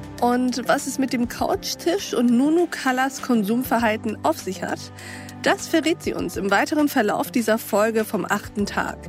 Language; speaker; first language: German; native; German